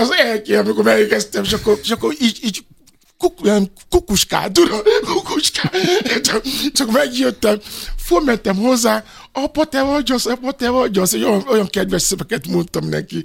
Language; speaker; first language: Hungarian; non-native, fluent; Yoruba